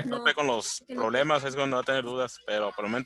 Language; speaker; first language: Spanish; native; Spanish